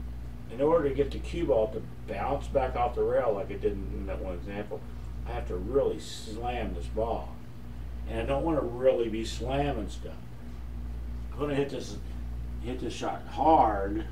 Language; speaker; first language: English; native; English